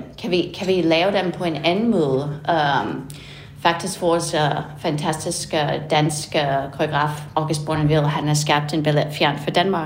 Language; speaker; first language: Danish; non-native, fluent; English